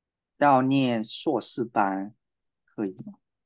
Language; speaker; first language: Chinese; non-native, fluent; Vietnamese